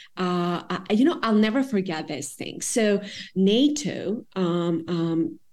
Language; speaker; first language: English; non-native, fluent; Serbian